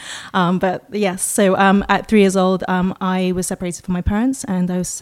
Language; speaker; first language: English; non-native, local second language; Russian